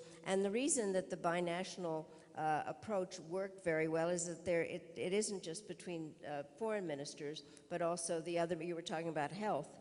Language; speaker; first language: English; early bilingual, other home language; Czech